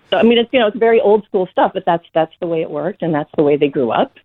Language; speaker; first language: English; native; English